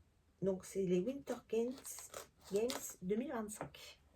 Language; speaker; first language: French; native; French